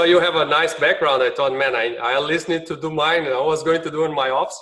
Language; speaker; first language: English; non-native, fluent; Portuguese